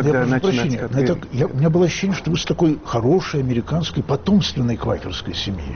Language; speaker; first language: Russian; native; Russian